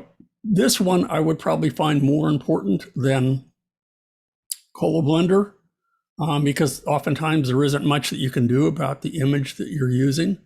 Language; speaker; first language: English; native; English